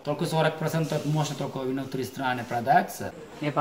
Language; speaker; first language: Russian; non-native, learner; Sinhala